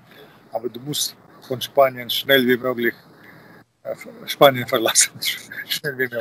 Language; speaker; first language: German; non-native, fluent; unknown